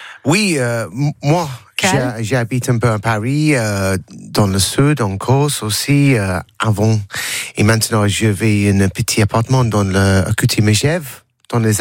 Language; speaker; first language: French; non-native, learner; English